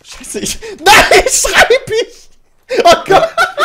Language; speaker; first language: German; native; German